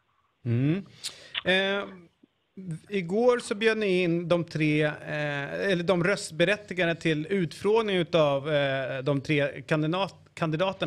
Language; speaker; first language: Swedish; native; Swedish